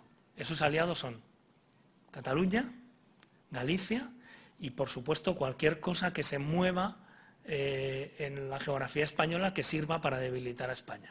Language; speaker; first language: Spanish; native; Spanish